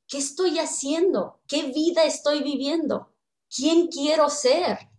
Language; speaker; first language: Spanish; non-native, fluent; English